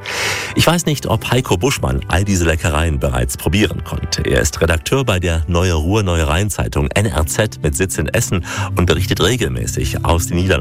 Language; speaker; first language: German; native; German